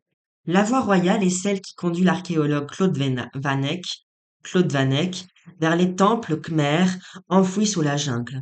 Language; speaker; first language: French; native; French